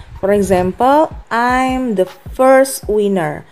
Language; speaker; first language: English; non-native, fluent; Indonesian